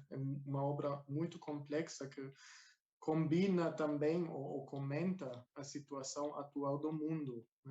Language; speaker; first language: Portuguese; non-native, fluent; German